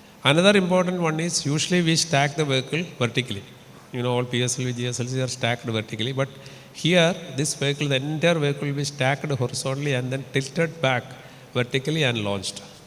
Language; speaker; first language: English; non-native, local second language; Malayalam